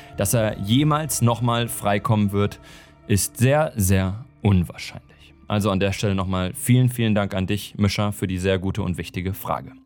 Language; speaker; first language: German; native; German